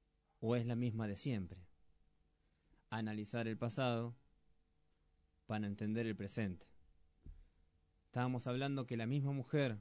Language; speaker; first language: Spanish; native; Spanish